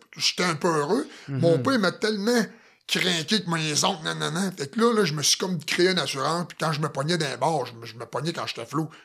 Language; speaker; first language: French; native; French